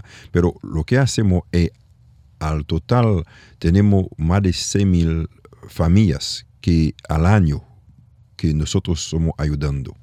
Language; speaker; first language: Spanish; non-native, learner; French